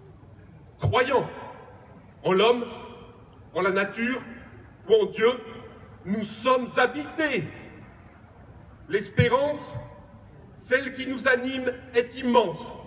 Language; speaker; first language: French; native; French